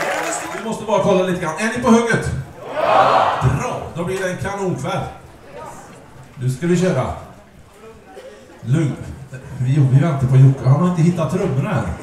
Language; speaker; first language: Swedish; native; Swedish